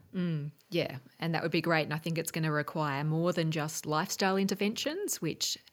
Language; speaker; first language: English; native; English